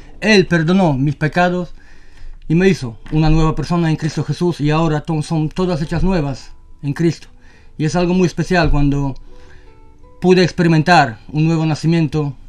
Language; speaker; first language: Spanish; non-native, fluent; Polish